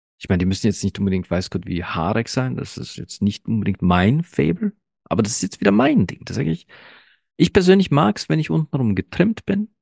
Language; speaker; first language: German; early bilingual, other home language; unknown